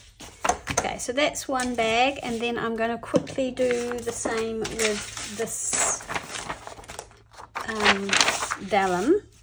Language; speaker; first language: English; native; English